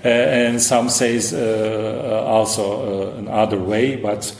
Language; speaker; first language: English; non-native, fluent; Turkish